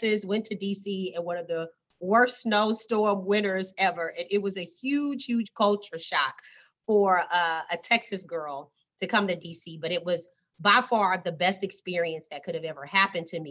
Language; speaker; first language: English; native; English